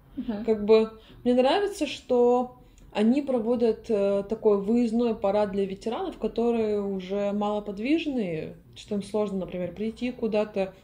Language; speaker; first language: Russian; native; Russian